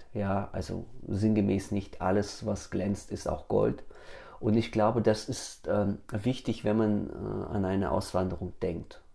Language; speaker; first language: German; early bilingual, other home language; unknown